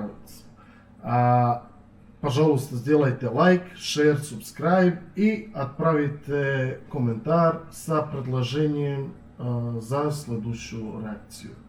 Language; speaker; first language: Russian; non-native, learner; Serbian